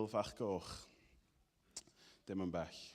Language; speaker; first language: Welsh; native; Welsh